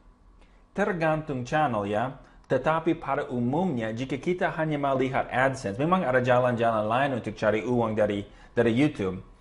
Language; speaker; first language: Indonesian; non-native, fluent; English